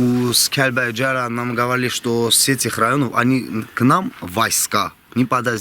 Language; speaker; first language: Russian; non-native, local second language; Armenian